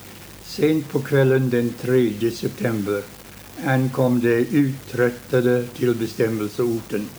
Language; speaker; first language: Swedish; early bilingual, heritage; Swedish